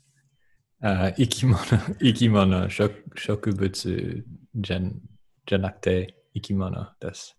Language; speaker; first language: Japanese; non-native, learner; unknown